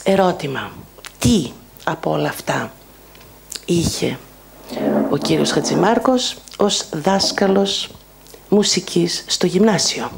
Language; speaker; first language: Greek; native; Greek